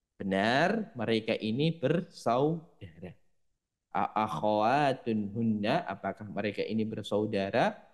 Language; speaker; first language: Indonesian; native; Indonesian